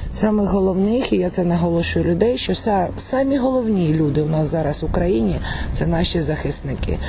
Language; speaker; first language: Ukrainian; non-native, local second language; Russian